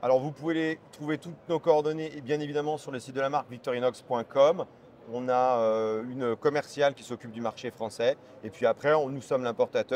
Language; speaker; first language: French; native; French